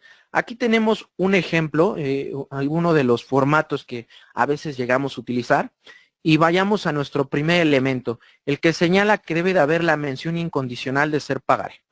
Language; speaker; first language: Spanish; native; Spanish